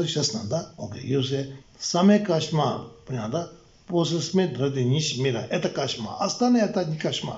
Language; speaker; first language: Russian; non-native, learner; Tibetan